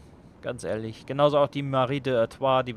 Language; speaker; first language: German; native; German